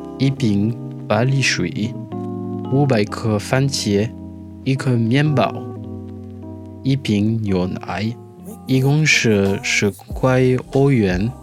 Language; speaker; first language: Chinese; non-native, learner; French